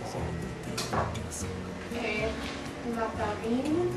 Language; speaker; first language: French; non-native, learner; English